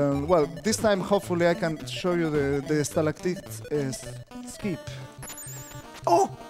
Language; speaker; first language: English; non-native, fluent; Spanish